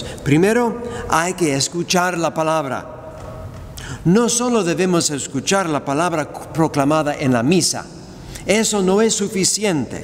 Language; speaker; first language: Spanish; non-native, fluent; English